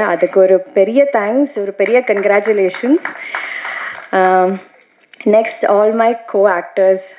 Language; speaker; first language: Tamil; non-native, learner; Malayalam